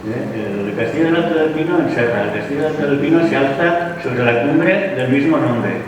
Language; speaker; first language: Spanish; non-native, local second language; Catalan